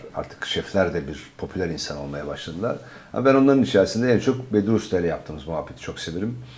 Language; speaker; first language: Turkish; native; Turkish